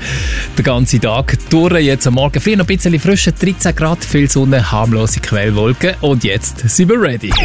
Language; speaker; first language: German; native; German